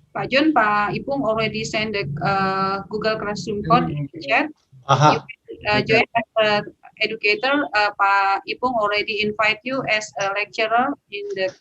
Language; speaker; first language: English; non-native, fluent; Indonesian